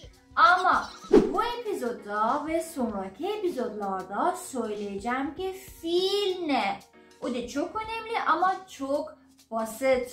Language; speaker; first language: Turkish; non-native, fluent; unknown